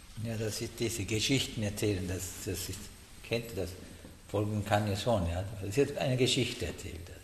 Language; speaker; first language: German; non-native, learner; Sinhala